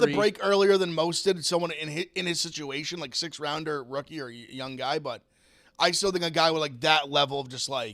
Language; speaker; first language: English; native; English